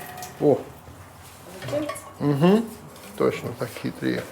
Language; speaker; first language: Russian; native; Russian